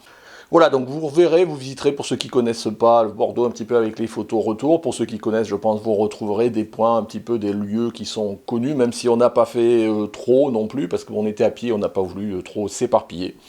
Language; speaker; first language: French; native; French